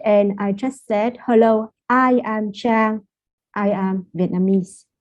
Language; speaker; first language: English; non-native, fluent; Vietnamese